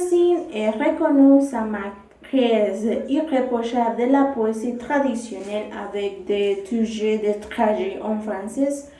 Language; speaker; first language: French; non-native, learner; Spanish